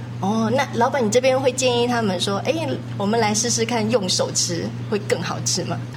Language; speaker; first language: Chinese; native; Chinese